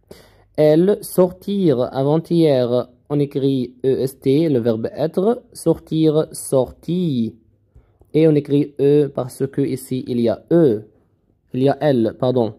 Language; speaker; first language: French; non-native, learner; Arabic